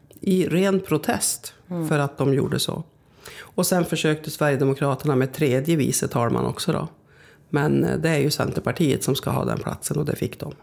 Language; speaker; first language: Swedish; native; Swedish